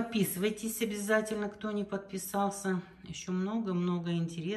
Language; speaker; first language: Russian; native; Russian